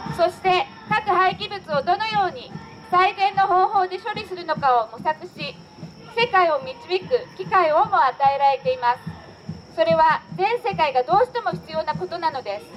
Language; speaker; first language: Japanese; native; Japanese